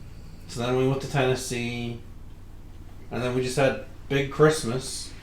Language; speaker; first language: English; native; English